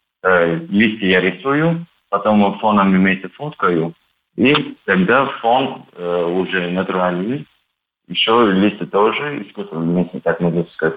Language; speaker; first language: Russian; non-native, learner; Turkish